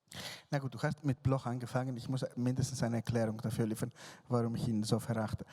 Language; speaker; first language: German; non-native, fluent; Greek